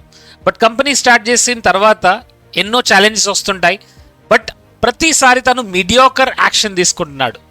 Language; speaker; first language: Telugu; native; Telugu